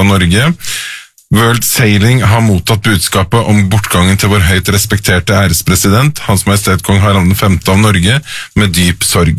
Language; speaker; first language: Norwegian; native; Norwegian